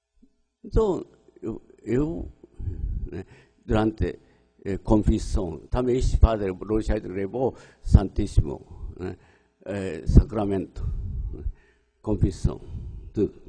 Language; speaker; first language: Portuguese; non-native, learner; Japanese